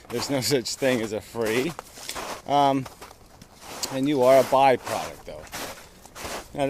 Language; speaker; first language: English; native; English